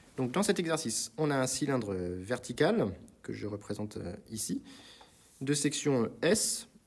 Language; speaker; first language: French; native; French